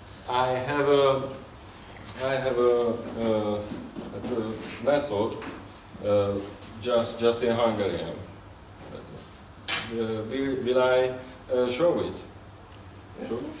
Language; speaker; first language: English; non-native, learner; Hungarian